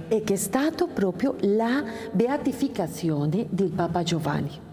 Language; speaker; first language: Italian; non-native, fluent; Spanish